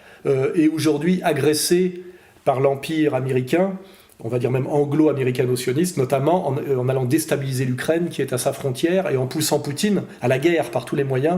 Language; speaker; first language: French; native; French